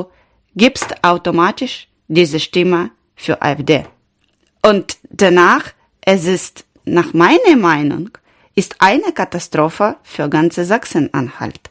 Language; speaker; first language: German; non-native, learner; Ukrainian